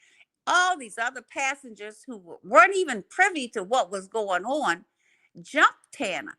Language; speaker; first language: English; native; English